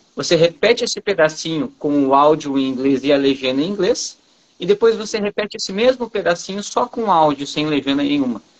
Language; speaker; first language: Portuguese; native; Portuguese